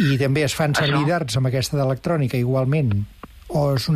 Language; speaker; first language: Catalan; native; Catalan